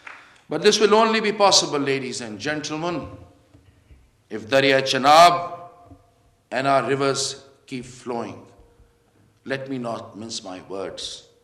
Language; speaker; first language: English; non-native, local second language; Urdu